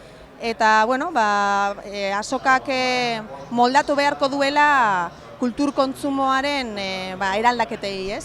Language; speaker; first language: Basque; native; Basque